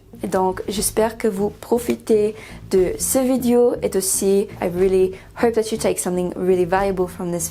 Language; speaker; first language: French; non-native, learner; English